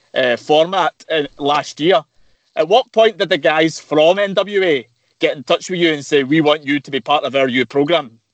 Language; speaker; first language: English; native; English